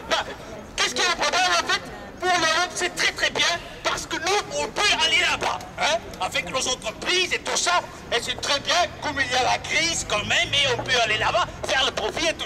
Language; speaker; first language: French; non-native, local second language; Dutch